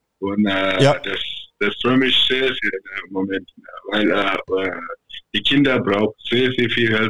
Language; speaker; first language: German; non-native, fluent; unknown